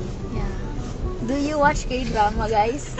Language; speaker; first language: English; non-native, local second language; Filipino